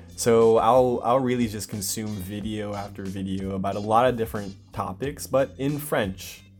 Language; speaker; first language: English; native; English